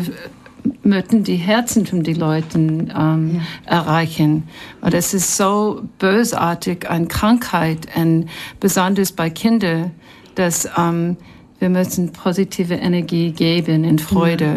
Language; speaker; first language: German; non-native, learner; English